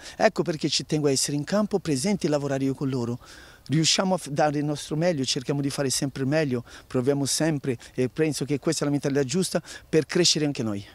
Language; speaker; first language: Italian; non-native, fluent; Portuguese